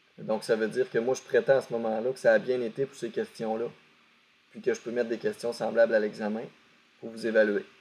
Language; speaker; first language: French; native; French